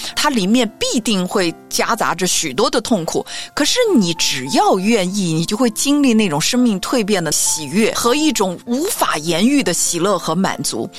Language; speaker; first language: Chinese; native; Chinese